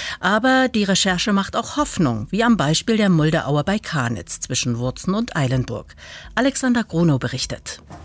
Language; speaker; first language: German; native; German